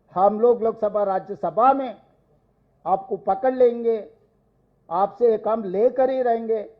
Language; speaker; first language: Hindi; non-native, local second language; Telugu